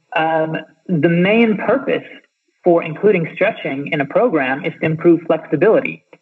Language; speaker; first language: English; native; English